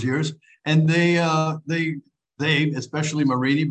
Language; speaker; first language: English; native; English